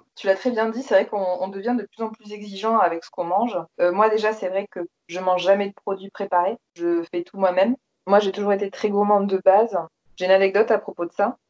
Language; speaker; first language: French; native; French